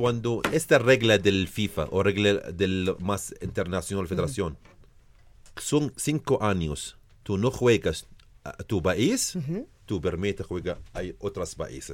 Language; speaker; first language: Spanish; non-native, learner; Arabic